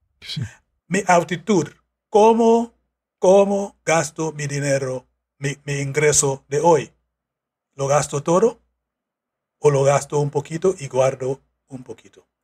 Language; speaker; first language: Spanish; non-native, fluent; English